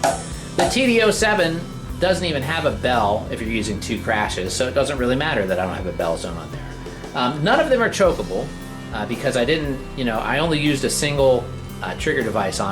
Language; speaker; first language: English; native; English